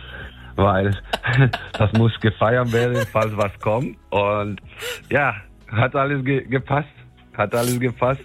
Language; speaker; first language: German; non-native, fluent; Spanish